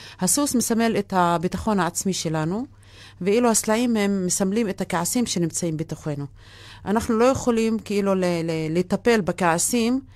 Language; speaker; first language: Hebrew; non-native, local second language; Arabic